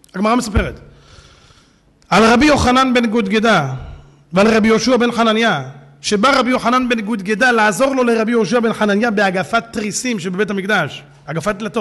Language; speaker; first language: Hebrew; native; Hebrew